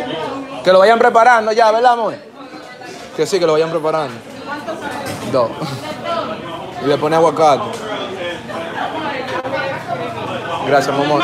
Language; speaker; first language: Spanish; native; Spanish